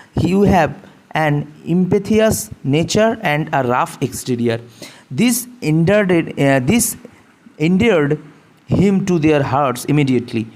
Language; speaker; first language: English; non-native, local second language; Bangla